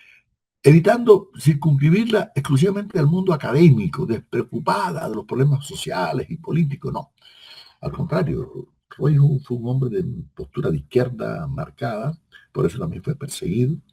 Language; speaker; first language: Spanish; native; Spanish